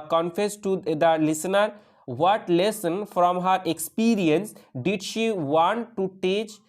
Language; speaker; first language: English; non-native, local second language; Bangla